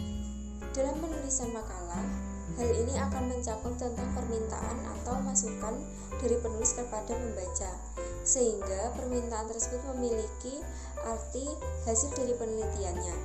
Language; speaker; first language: Indonesian; native; Indonesian